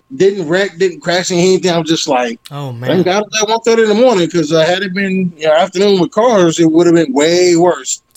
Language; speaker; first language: English; native; English